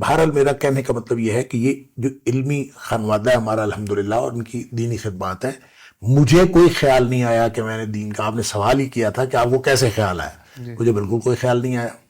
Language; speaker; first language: Urdu; non-native, local second language; Punjabi